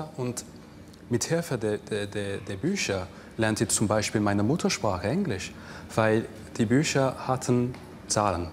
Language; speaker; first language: German; non-native, fluent; English